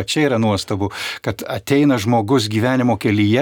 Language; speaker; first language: Lithuanian; native; Lithuanian